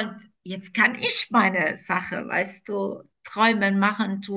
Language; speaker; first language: German; non-native, fluent; Croatian